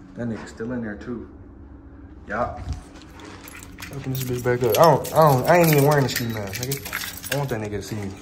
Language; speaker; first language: English; native; English